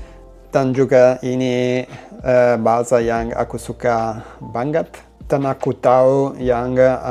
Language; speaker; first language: Indonesian; non-native, learner; Italian